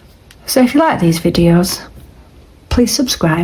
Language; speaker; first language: English; native; English